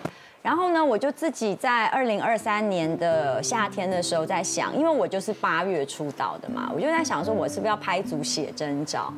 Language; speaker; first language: Chinese; native; Chinese